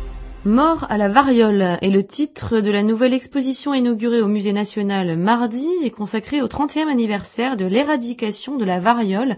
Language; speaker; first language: French; native; French